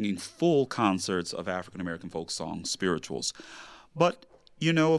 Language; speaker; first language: English; native; English